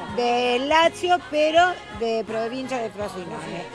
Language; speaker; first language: Spanish; native; Spanish